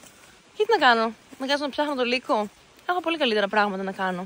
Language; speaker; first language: Greek; native; Greek